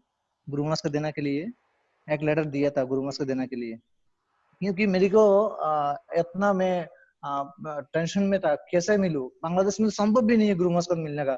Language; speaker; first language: Hindi; non-native, learner; Bangla